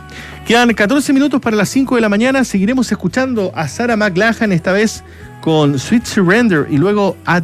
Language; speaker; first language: Spanish; native; Spanish